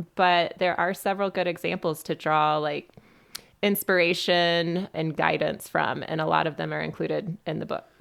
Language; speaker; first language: English; native; English